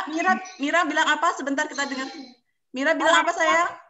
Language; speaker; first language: Indonesian; native; Indonesian